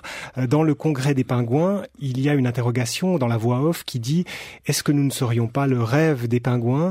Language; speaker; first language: French; native; French